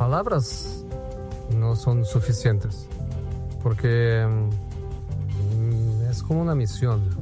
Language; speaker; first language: Spanish; non-native, fluent; Portuguese